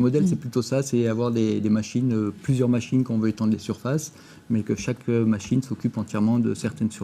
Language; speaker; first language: French; native; French